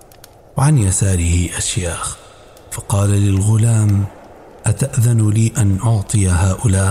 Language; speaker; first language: Arabic; native; Arabic